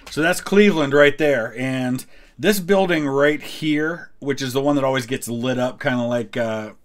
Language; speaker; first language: English; native; English